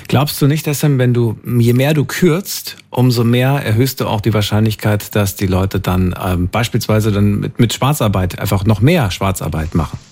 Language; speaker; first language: German; native; German